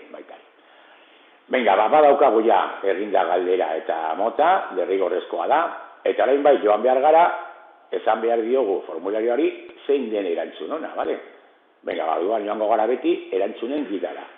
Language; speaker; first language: Basque; non-native, local second language; Spanish